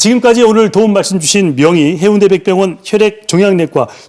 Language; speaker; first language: Korean; native; Korean